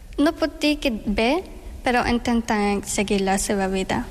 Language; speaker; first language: Catalan; non-native, learner; Persian